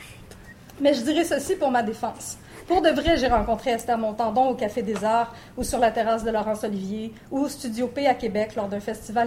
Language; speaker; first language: French; native; French